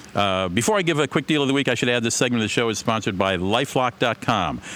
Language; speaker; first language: English; non-native, fluent; Korean